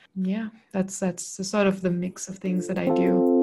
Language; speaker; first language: English; non-native, local second language; Malay